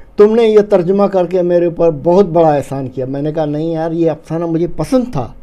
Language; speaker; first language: Urdu; non-native, local second language; Baluchi